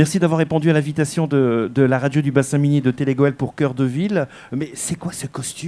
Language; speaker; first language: French; native; French